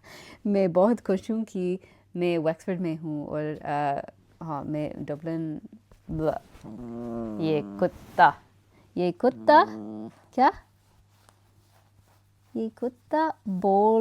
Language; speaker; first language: Hindi; non-native, learner; English